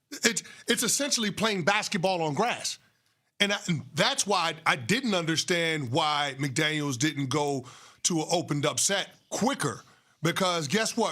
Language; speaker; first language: English; native; English